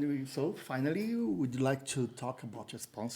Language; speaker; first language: English; non-native, learner; Portuguese